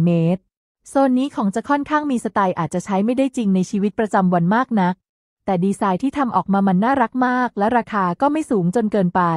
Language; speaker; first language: Thai; native; Thai